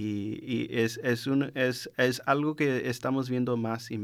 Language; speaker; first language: Spanish; non-native, learner; English